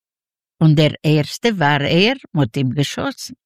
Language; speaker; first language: German; non-native, fluent; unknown